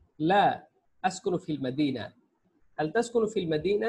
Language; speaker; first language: Arabic; non-native, fluent; Bangla